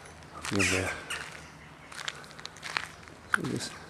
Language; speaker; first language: Danish; non-native, learner; English